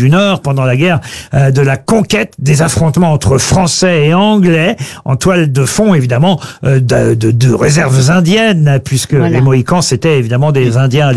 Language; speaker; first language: French; native; French